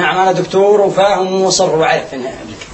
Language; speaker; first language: Arabic; native; Arabic